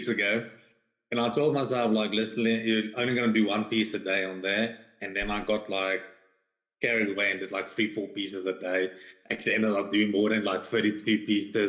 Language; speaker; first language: English; non-native, local second language; Afrikaans